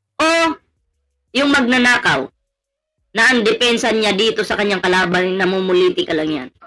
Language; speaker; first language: Filipino; non-native, local second language; Cebuano